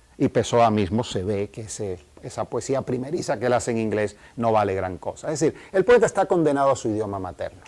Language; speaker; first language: Spanish; native; Spanish